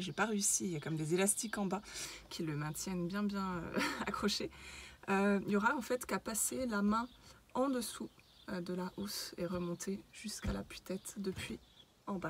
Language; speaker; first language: French; native; French